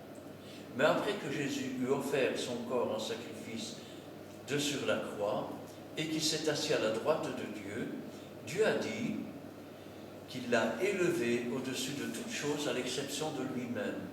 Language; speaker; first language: French; native; French